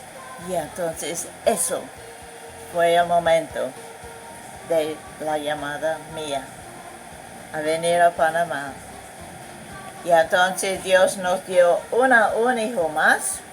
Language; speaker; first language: Spanish; non-native, fluent; English